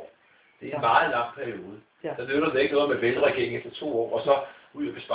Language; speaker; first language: Danish; native; Danish